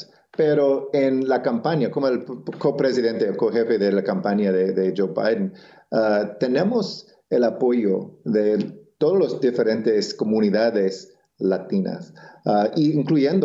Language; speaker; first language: Spanish; non-native, local second language; English